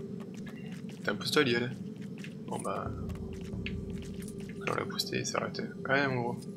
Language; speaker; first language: French; native; French